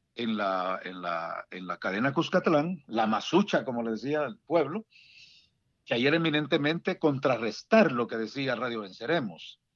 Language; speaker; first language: Spanish; native; Spanish